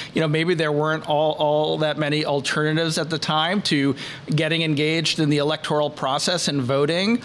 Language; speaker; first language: English; native; English